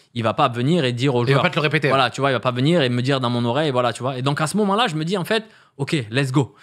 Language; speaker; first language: French; native; French